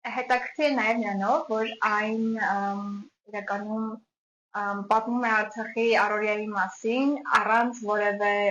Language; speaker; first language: Armenian; native; Armenian